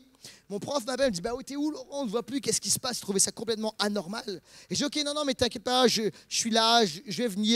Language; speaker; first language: French; native; French